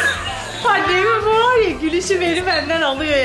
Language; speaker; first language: Turkish; native; Turkish